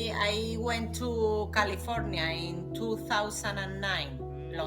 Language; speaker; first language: English; non-native, learner; Spanish